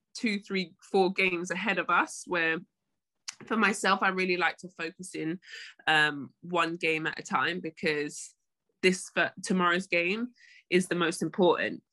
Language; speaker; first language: English; native; English